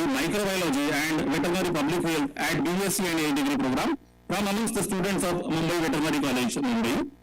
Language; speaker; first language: English; non-native, local second language; Marathi